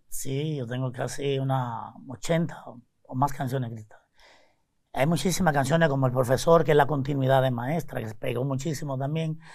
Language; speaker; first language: Spanish; native; Spanish